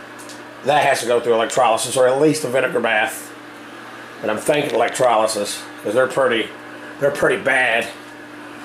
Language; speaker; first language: English; native; English